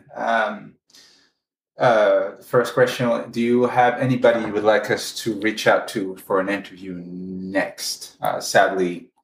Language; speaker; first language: English; native; English